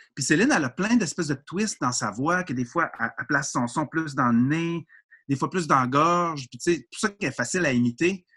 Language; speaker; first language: French; native; French